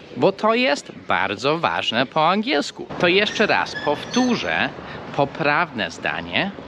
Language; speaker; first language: Polish; non-native, fluent; English